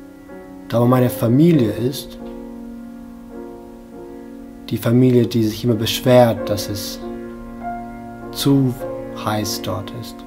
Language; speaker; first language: German; non-native, fluent; Bosnian